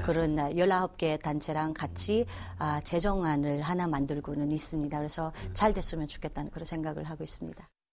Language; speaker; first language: Korean; non-native, fluent; Filipino